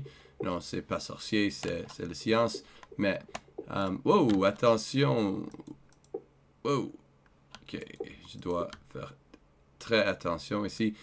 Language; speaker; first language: French; non-native, learner; English